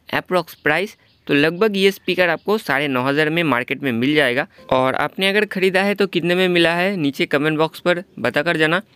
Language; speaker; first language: Hindi; non-native, local second language; Bangla